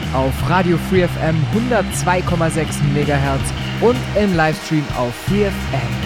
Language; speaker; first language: German; native; German